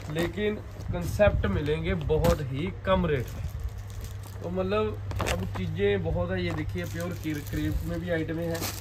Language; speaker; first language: Hindi; non-native, local second language; Punjabi